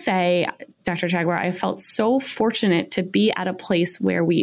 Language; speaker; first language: English; native; English